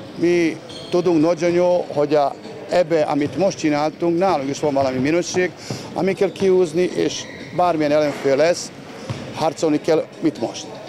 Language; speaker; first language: Hungarian; non-native, learner; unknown